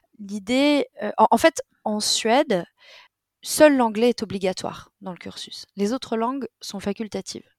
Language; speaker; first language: French; native; French